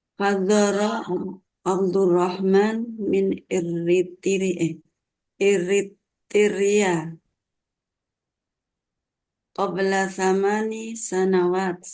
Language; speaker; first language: Arabic; non-native, learner; Indonesian